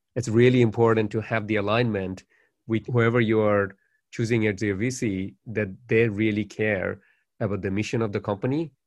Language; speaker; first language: English; non-native, local second language; Bangla